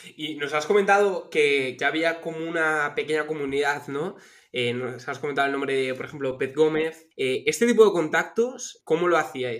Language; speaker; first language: Spanish; native; Spanish